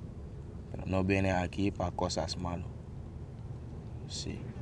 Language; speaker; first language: Spanish; non-native, learner; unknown